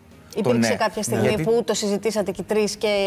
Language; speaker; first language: Greek; native; Greek